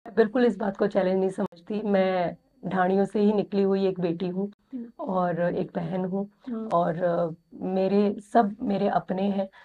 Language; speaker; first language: Hindi; native; Hindi